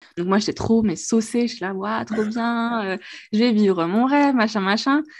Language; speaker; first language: French; non-native, local second language; Arabic